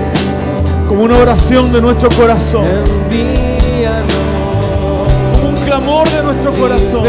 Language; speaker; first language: Spanish; native; Spanish